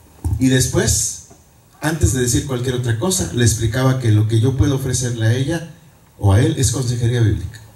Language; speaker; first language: Spanish; native; Spanish